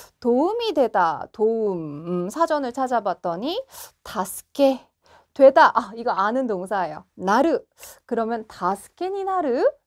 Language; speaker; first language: Korean; native; Korean